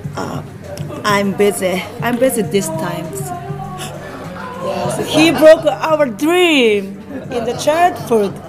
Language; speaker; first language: English; non-native, learner; Japanese